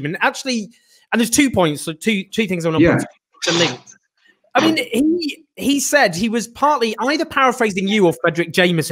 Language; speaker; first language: English; native; English